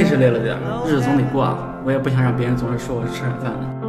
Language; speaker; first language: Chinese; native; Chinese